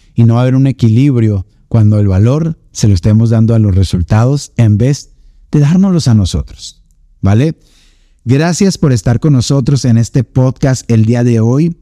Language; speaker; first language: Spanish; native; Spanish